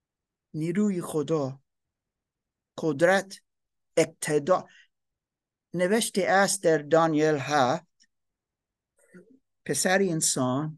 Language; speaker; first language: Persian; non-native, learner; English